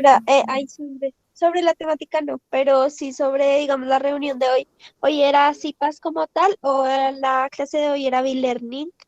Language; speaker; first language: Spanish; native; Spanish